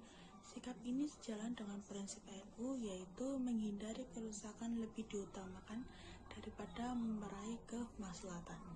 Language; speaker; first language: Indonesian; native; Indonesian